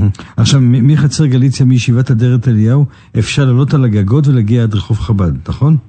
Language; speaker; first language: Hebrew; native; Hebrew